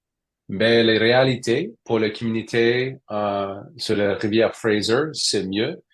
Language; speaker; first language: French; non-native, learner; English